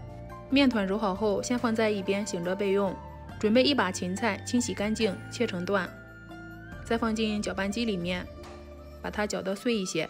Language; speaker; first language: Chinese; native; Chinese